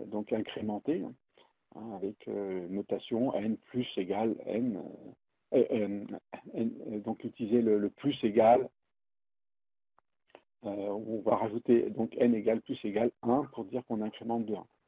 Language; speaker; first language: French; native; French